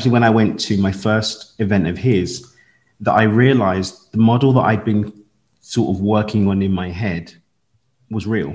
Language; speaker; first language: English; native; English